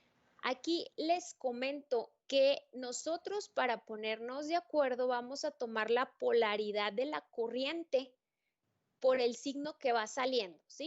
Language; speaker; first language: Spanish; native; Spanish